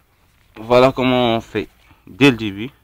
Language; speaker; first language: French; non-native, local second language; Arabic